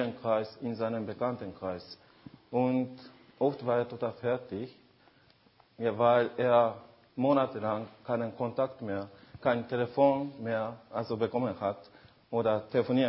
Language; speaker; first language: German; non-native, fluent; Japanese